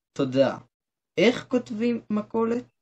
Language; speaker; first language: Hebrew; non-native, learner; Turkish